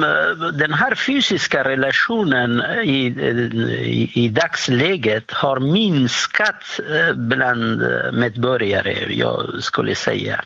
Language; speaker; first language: Swedish; non-native, fluent; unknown